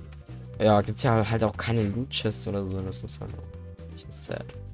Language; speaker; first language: German; native; German